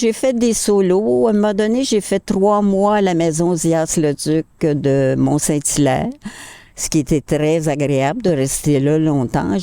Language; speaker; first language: French; native; French